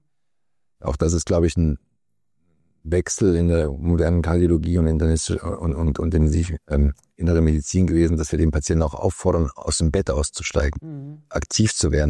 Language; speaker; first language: German; native; German